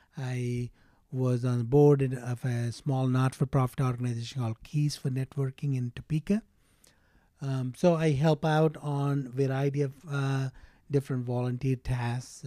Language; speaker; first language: English; non-native, local second language; Telugu